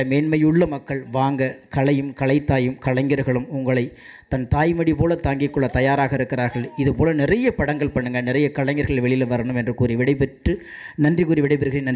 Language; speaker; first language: Tamil; native; Tamil